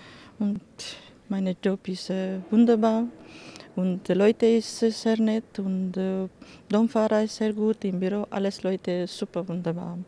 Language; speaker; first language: German; non-native, learner; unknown